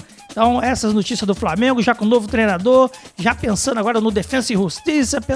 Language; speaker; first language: Portuguese; native; Portuguese